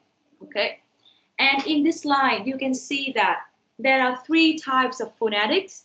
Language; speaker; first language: English; non-native, fluent; Vietnamese